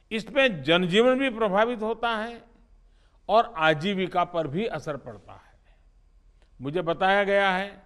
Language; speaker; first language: Hindi; non-native, local second language; Gujarati